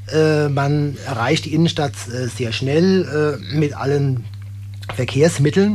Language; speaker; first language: German; native; German